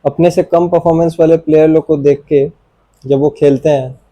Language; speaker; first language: Hindi; non-native, local second language; Bangla